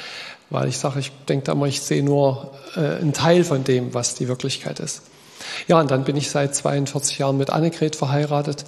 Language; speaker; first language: German; native; German